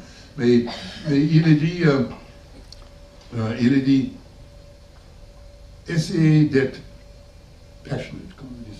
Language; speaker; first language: French; non-native, learner; English